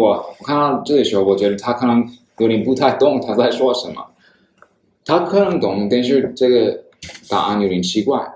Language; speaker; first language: Chinese; non-native, fluent; English